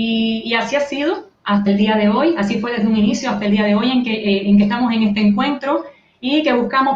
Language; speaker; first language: Spanish; native; Spanish